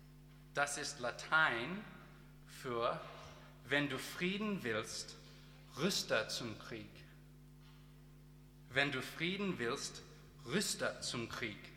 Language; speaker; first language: German; non-native, learner; English